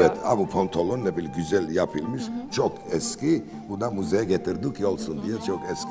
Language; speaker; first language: Turkish; non-native, learner; Georgian